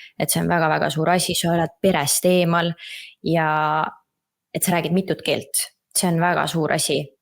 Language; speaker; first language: Estonian; native; Estonian